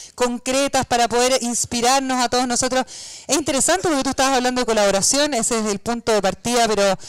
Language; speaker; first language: Spanish; native; Spanish